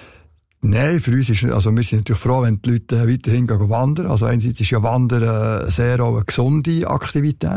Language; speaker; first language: German; native; German